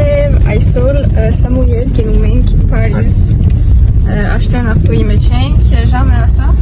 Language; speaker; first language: Armenian; early bilingual, heritage; Armenian